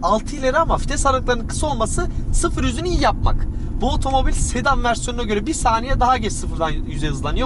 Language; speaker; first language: Turkish; native; Turkish